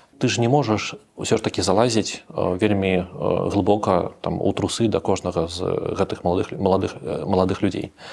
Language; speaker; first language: Belarusian; non-native, local second language; Russian